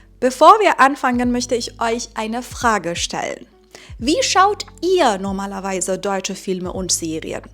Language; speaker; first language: German; non-native, fluent; Persian